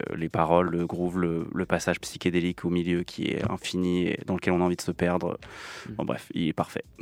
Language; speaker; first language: French; native; French